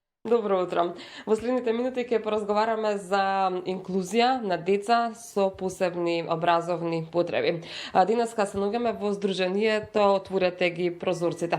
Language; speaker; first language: Macedonian; native; Macedonian